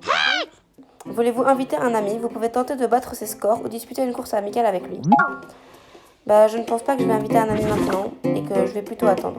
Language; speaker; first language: French; native; French